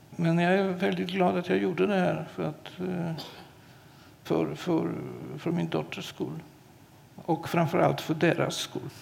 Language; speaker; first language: Swedish; non-native, fluent; Polish